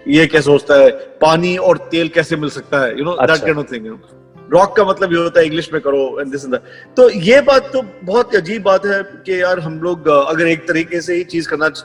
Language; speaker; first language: Hindi; native; Hindi